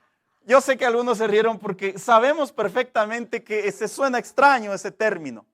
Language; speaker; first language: Spanish; native; Spanish